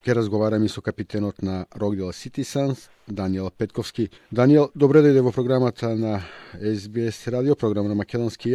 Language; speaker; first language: Macedonian; native; Macedonian